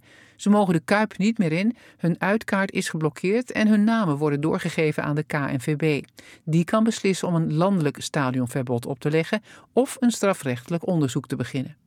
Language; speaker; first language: Dutch; native; Dutch